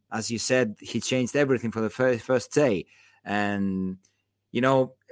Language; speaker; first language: English; non-native, fluent; Greek